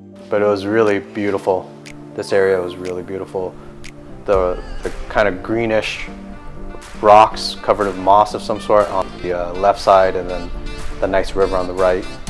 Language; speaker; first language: English; early bilingual, other home language; Vietnamese